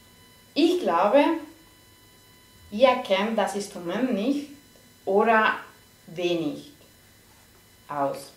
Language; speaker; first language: German; non-native, fluent; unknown